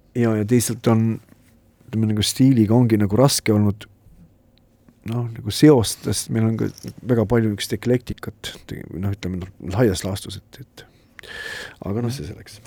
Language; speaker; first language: Estonian; native; Estonian